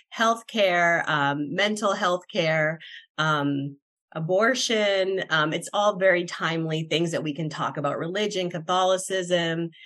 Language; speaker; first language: English; non-native, fluent; Spanish